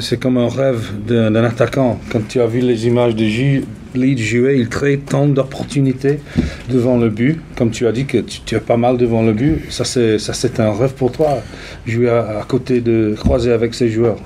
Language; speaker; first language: French; non-native, fluent; English